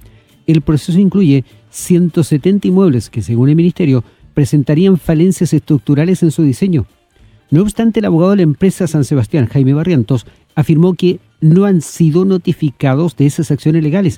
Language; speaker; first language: Spanish; native; Spanish